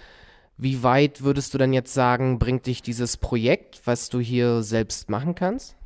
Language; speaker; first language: German; native; German